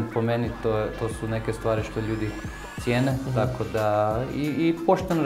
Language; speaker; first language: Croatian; early bilingual, heritage; Croatian